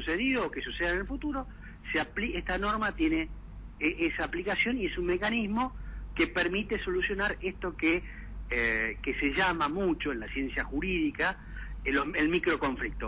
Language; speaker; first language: Spanish; native; Spanish